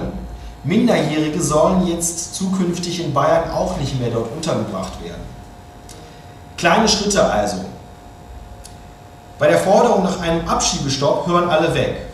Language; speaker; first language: German; native; German